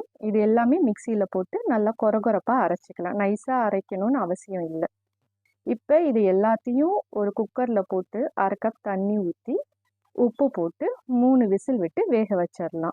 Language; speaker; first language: Tamil; native; Tamil